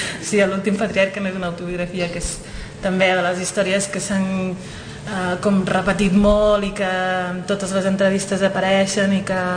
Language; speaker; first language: Catalan; early bilingual, other home language; Riffian